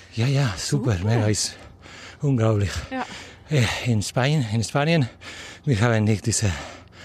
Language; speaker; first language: German; non-native, learner; Spanish